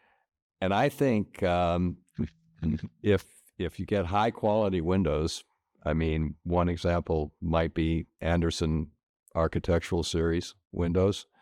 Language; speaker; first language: English; native; English